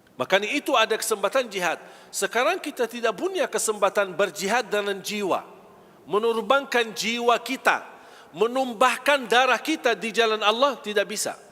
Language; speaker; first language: Malay; non-native, fluent; Arabic